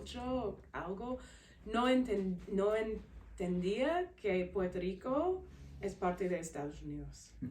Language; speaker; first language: Spanish; non-native, learner; English